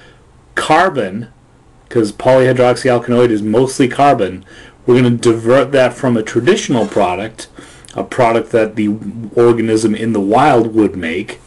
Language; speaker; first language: English; native; English